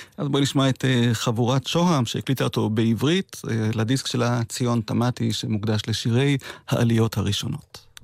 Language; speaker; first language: Hebrew; native; Hebrew